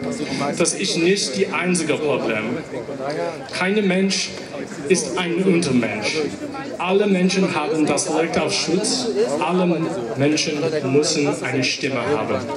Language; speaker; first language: German; non-native, learner; English